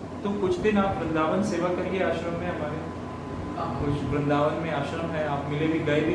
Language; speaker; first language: Hindi; native; Hindi